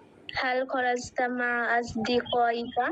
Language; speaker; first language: Arabic; non-native, learner; Bangla